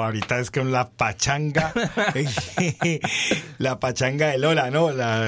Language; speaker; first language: Spanish; native; Spanish